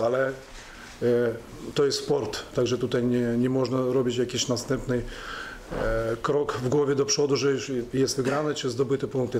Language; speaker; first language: Polish; non-native, fluent; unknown